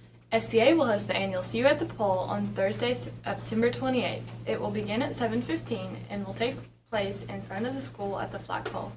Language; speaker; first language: English; native; English